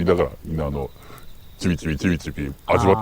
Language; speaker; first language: Japanese; native; Japanese